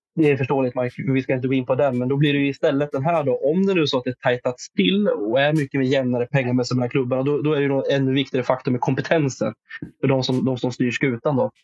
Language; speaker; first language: Swedish; native; Swedish